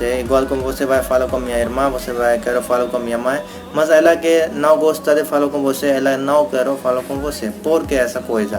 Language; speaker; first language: Portuguese; non-native, learner; Hindi